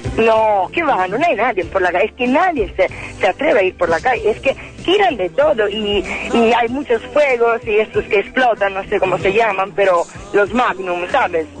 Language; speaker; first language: Spanish; non-native, fluent; Italian